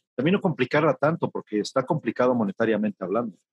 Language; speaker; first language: Spanish; native; Spanish